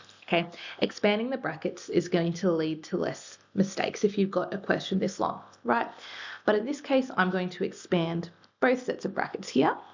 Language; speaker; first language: English; native; English